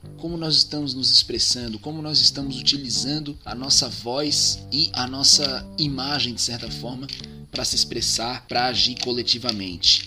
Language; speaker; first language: Portuguese; native; Portuguese